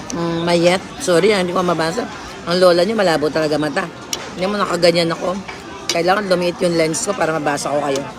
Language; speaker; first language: Filipino; non-native, local second language; Cebuano